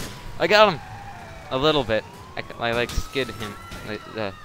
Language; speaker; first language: English; native; English